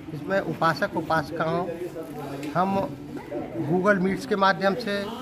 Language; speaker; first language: Hindi; native; Hindi